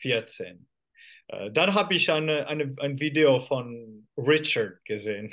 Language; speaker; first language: German; non-native, fluent; Finnish